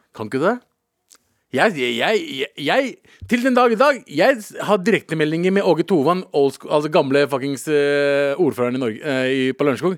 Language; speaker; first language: Norwegian; early bilingual, other home language; Kurdish